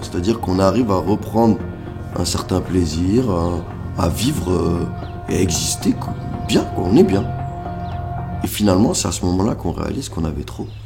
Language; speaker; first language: French; native; French